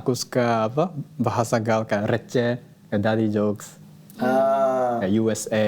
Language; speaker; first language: Indonesian; non-native, fluent; Japanese